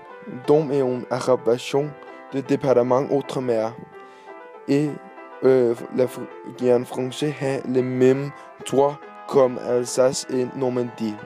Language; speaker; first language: French; non-native, learner; Danish